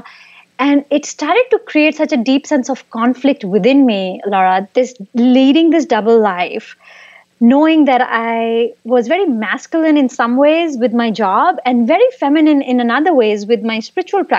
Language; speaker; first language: English; non-native, local second language; Hindi